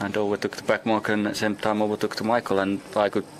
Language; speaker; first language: English; non-native, fluent; Finnish